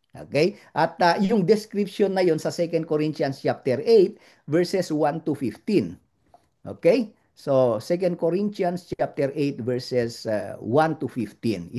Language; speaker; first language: Filipino; non-native, local second language; Iloko